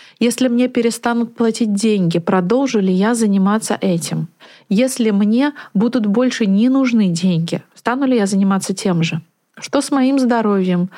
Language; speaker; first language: Russian; native; Russian